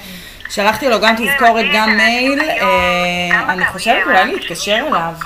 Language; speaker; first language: Hebrew; native; Hebrew